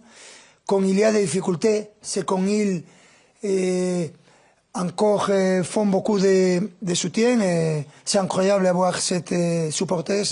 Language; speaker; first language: French; non-native, fluent; Spanish